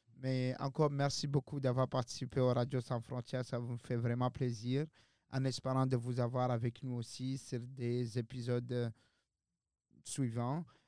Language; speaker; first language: French; non-native, local second language; Arabic